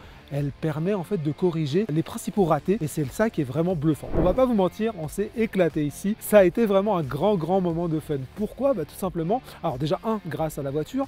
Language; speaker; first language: French; native; French